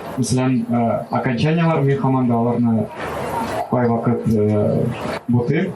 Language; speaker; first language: Tatar; non-native, local second language; Russian